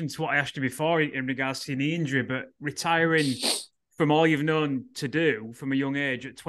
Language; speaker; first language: English; native; English